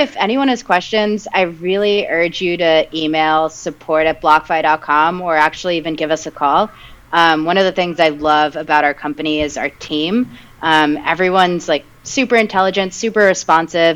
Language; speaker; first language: English; early bilingual, other home language; Spanish